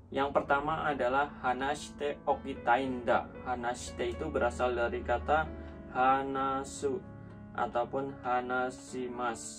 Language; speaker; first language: Indonesian; native; Indonesian